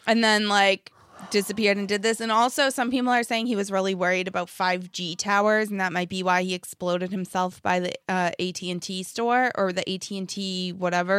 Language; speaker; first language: English; native; English